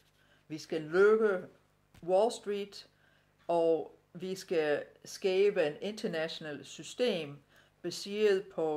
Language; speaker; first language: Danish; non-native, fluent; English